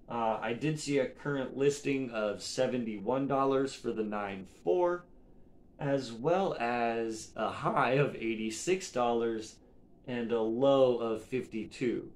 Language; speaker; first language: English; native; English